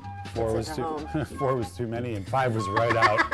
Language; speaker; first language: English; native; English